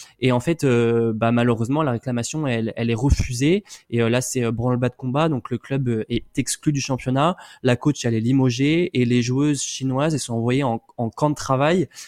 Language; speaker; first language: French; native; French